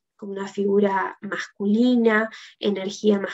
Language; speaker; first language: Spanish; native; Spanish